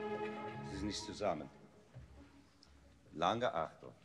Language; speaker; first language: German; non-native, learner; English